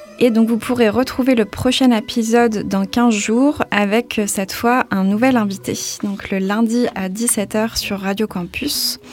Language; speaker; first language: French; native; French